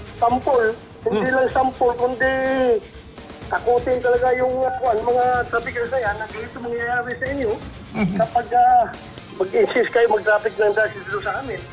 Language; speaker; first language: Filipino; non-native, local second language; Cebuano